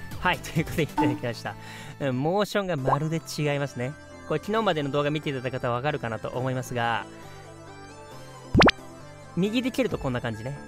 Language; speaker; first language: Japanese; native; Japanese